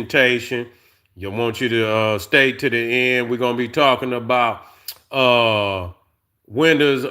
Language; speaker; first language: English; native; English